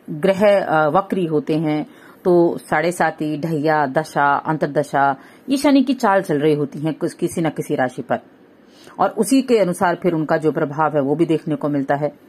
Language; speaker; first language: Hindi; native; Hindi